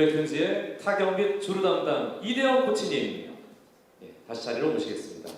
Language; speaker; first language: Korean; native; Korean